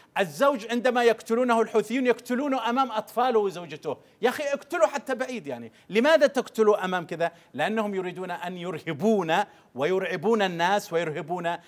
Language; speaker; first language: Arabic; native; Arabic